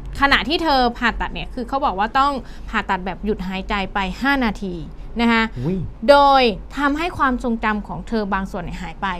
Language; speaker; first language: Thai; native; Thai